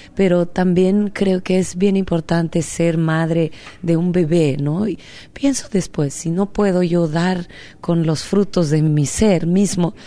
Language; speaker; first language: Spanish; native; Spanish